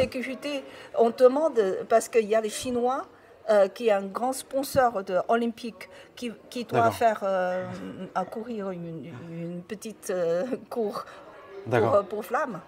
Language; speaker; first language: French; non-native, learner; Chinese